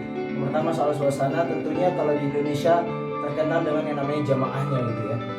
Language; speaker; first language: Indonesian; native; Indonesian